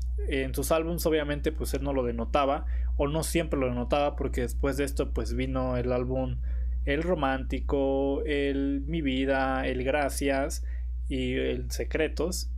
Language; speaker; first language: Spanish; native; Spanish